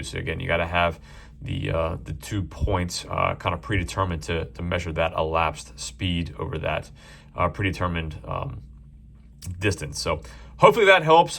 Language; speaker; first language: English; native; English